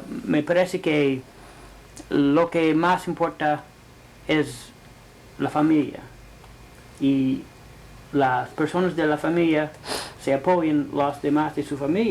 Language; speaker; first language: Spanish; non-native, fluent; English